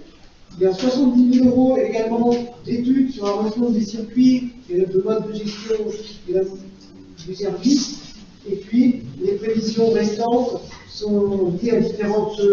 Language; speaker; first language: French; native; French